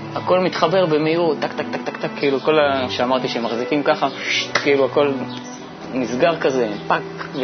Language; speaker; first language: Hebrew; early bilingual, other home language; French